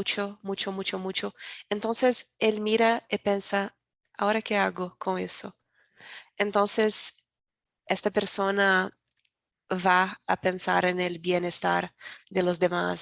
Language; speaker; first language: Spanish; non-native, learner; Portuguese